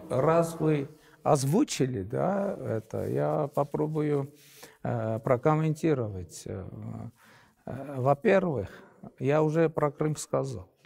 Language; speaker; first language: Russian; non-native, local second language; Armenian